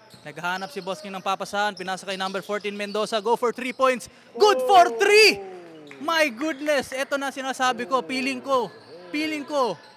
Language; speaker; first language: Filipino; non-native, learner; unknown